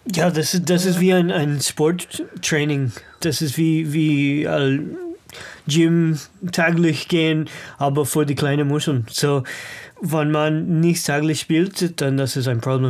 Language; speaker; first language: German; non-native, learner; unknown